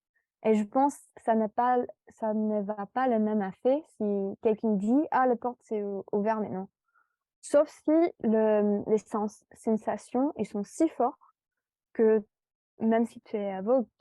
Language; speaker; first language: French; non-native, fluent; English